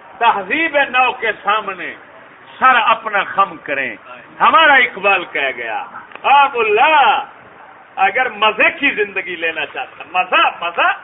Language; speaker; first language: Urdu; non-native, local second language; Punjabi